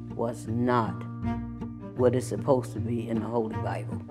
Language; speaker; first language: English; native; English